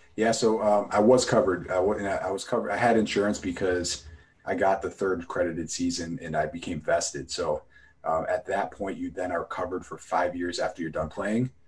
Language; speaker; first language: English; native; English